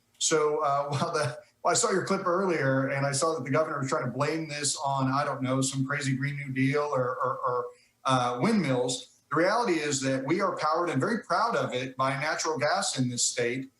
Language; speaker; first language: English; native; English